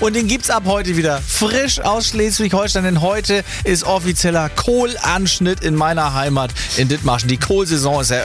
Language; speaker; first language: German; native; German